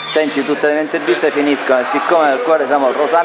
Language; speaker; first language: Italian; native; Italian